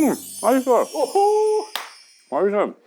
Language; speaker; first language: Korean; early bilingual, heritage; English